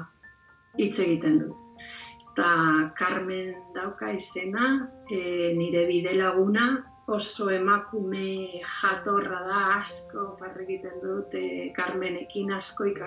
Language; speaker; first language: Basque; non-native, local second language; Spanish